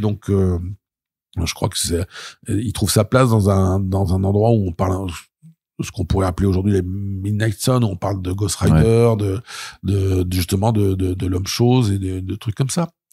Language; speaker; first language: French; native; French